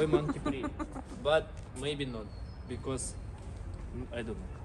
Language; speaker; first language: English; non-native, learner; Russian